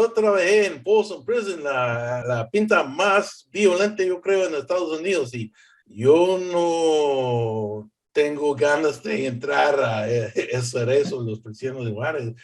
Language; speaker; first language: Spanish; early bilingual, heritage; English